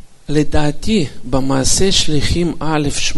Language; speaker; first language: Hebrew; non-native, fluent; Russian